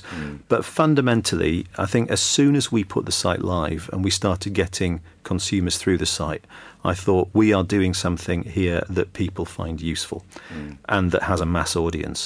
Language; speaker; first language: English; native; English